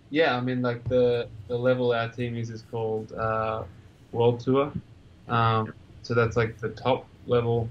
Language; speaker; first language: English; native; English